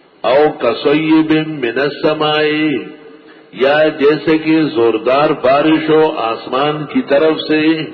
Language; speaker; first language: Urdu; non-native, local second language; Pashto